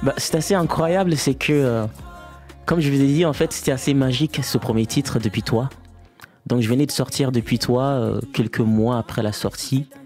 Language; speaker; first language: French; non-native, fluent; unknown